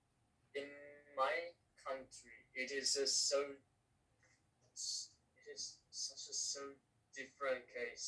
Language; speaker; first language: English; non-native, learner; Korean